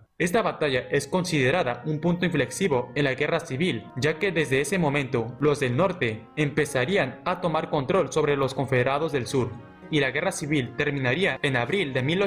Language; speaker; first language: Spanish; native; Spanish